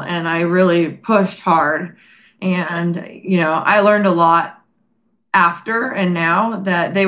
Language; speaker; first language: English; native; English